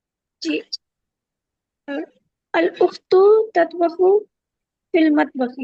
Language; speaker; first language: Arabic; non-native, learner; Urdu